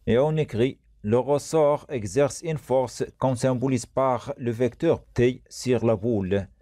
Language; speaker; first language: French; non-native, local second language; Arabic